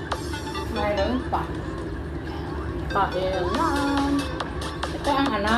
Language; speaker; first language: Filipino; non-native, learner; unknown